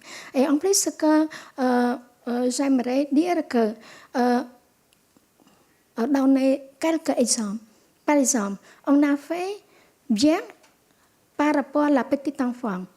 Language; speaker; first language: French; non-native, local second language; Khmer